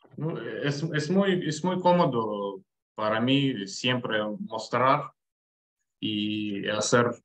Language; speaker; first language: Spanish; non-native, learner; Russian